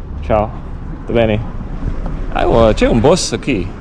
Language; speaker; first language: Italian; non-native, learner; English